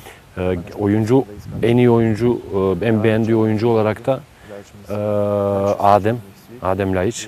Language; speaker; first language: Turkish; native; Turkish